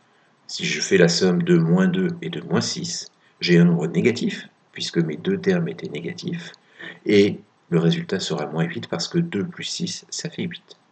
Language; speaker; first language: French; native; French